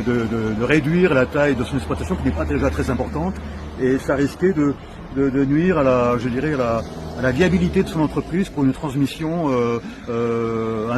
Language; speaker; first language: French; native; French